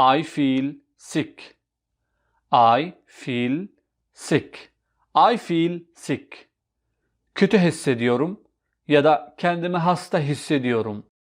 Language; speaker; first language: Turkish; non-native, fluent; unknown